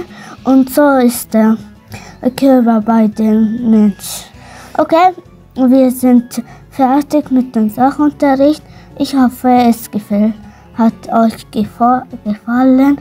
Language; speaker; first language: German; non-native, learner; Arabic